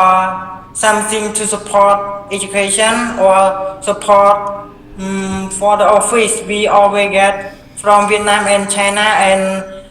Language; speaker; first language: English; non-native, learner; Khmer